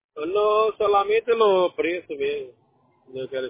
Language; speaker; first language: Spanish; non-native, learner; Portuguese